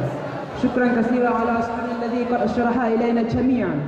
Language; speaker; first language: Arabic; non-native, learner; Achinese